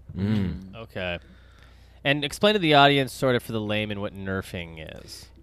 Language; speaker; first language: English; native; English